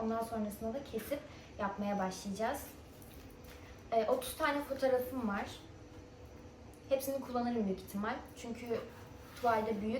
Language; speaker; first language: Turkish; early bilingual, other home language; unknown